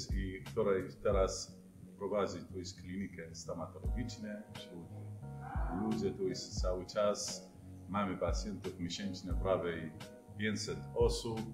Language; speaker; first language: Polish; non-native, fluent; Arabic